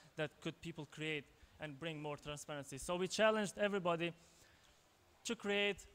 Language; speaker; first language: English; non-native, fluent; Albanian